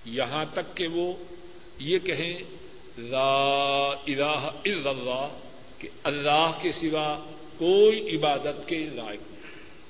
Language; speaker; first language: Urdu; non-native, local second language; Punjabi